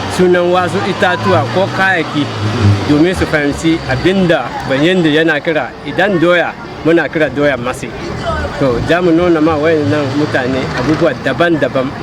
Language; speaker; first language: Hausa; non-native, local second language; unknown